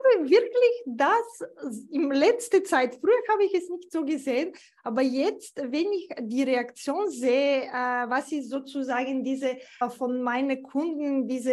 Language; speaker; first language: German; non-native, fluent; Bulgarian